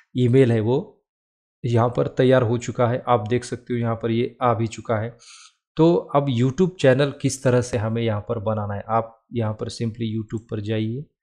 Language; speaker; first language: Hindi; non-native, local second language; Marathi